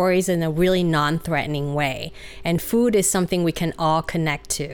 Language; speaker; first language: English; early bilingual, other home language; Vietnamese